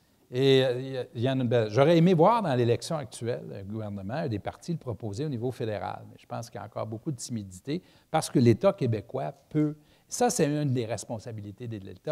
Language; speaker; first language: French; native; French